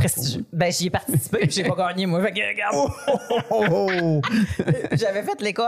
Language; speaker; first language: French; native; French